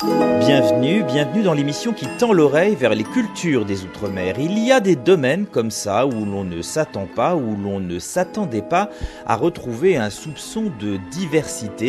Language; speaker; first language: French; native; French